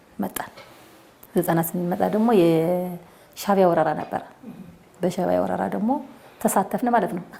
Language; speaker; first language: Amharic; native; Amharic